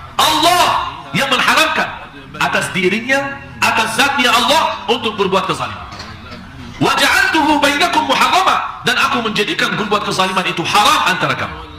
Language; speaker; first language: Malay; non-native, fluent; Arabic